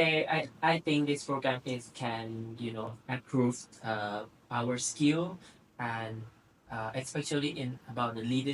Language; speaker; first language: English; non-native, learner; Thai